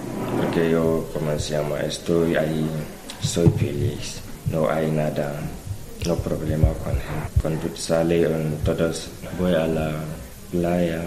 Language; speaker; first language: Spanish; non-native, learner; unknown